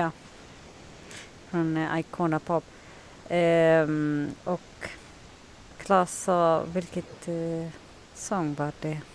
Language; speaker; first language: Swedish; non-native, learner; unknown